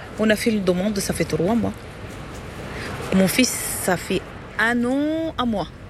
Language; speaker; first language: French; non-native, learner; Arabic